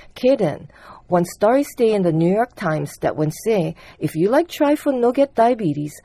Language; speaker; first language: English; early bilingual, other home language; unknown